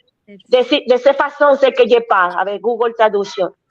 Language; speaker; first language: French; non-native, learner; Spanish